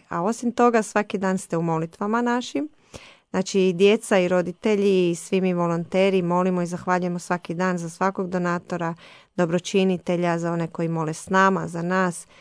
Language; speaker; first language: Croatian; native; Croatian